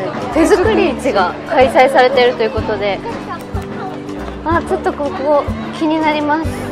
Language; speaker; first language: Japanese; native; Japanese